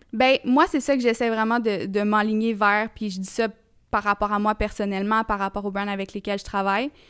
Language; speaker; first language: French; native; French